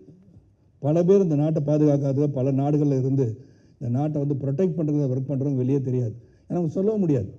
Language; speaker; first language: Tamil; native; Tamil